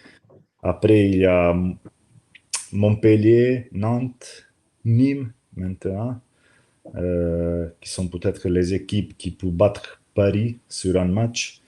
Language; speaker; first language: French; non-native, learner; Slovenian